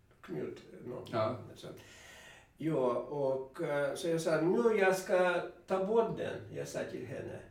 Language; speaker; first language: Swedish; non-native, fluent; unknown